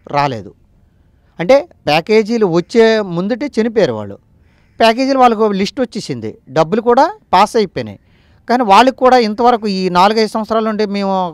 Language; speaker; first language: Telugu; native; Telugu